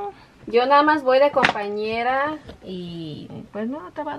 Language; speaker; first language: Spanish; native; Spanish